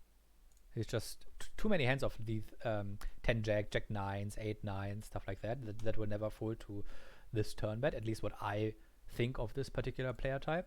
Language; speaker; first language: English; non-native, fluent; German